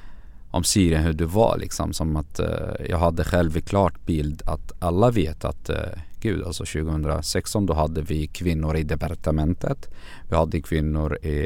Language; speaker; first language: Swedish; non-native, fluent; Arabic